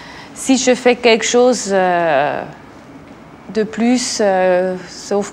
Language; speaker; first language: French; non-native, local second language; Swiss German